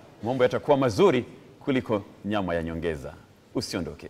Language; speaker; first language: Swahili; non-native, local second language; Gusii